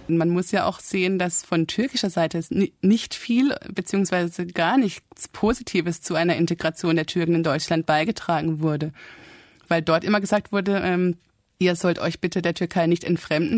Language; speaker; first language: German; native; German